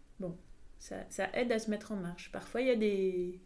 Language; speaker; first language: French; native; French